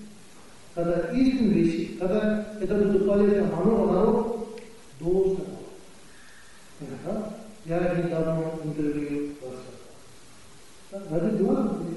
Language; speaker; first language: Russian; non-native, learner; Tibetan